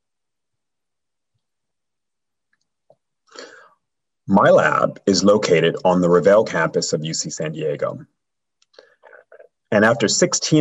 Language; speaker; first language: English; native; English